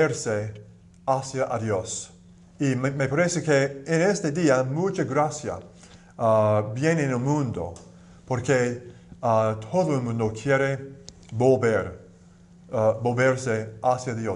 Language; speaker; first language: Spanish; non-native, fluent; English